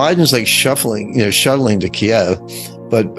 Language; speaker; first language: English; native; English